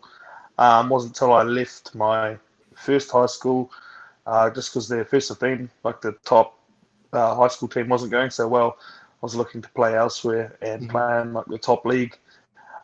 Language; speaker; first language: English; native; English